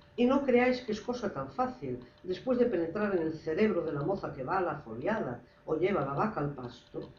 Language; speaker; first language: Spanish; non-native, local second language; Galician